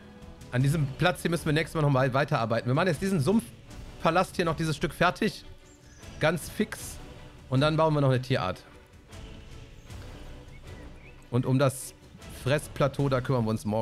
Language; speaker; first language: German; native; German